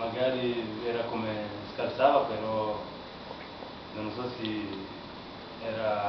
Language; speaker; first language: Italian; non-native, learner; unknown